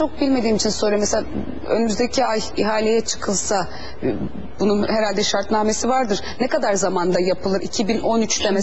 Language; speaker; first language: Turkish; native; Turkish